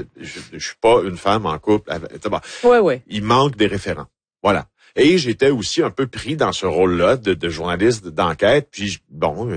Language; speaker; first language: French; native; French